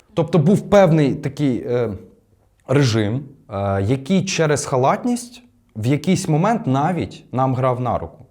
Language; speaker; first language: Ukrainian; non-native, local second language; Russian